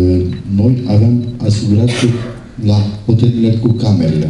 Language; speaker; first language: Romanian; non-native, learner; Turkish